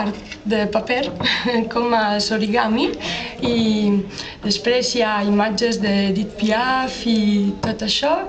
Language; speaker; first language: Catalan; non-native, learner; Italian